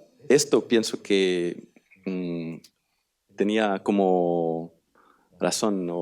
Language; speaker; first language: Spanish; non-native, learner; Danish